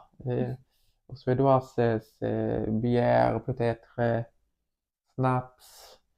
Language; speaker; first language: French; non-native, learner; Swedish